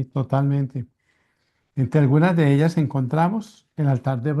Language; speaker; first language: Spanish; native; Spanish